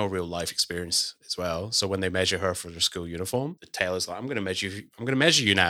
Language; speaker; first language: English; native; English